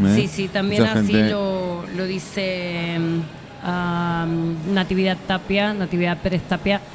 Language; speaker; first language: Spanish; native; Spanish